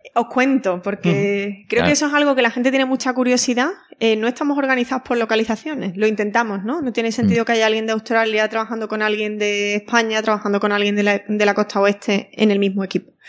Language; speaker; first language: Spanish; native; Spanish